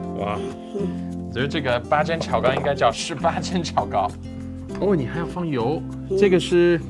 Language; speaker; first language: Chinese; non-native, fluent; English